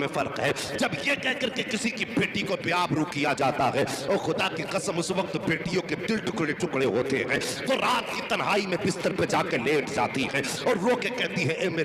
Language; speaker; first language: Urdu; native; Urdu